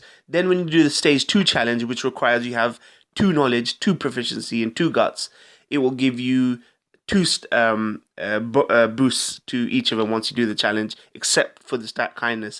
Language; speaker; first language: English; native; English